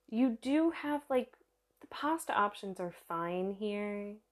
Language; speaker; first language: English; early bilingual, other home language; Italian